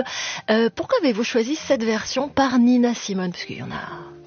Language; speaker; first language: French; native; French